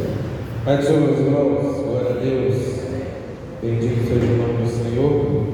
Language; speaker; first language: Portuguese; native; Portuguese